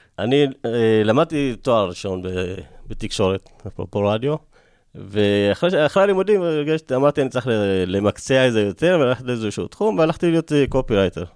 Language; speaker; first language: Hebrew; early bilingual, other home language; Amharic